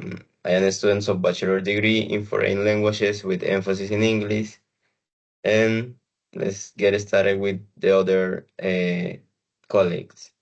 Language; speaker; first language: English; non-native, learner; Spanish